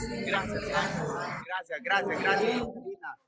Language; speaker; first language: Spanish; native; Spanish